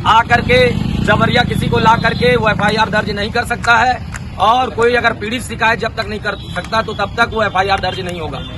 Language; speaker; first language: Hindi; native; Hindi